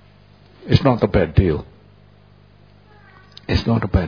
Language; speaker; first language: English; non-native, fluent; Indonesian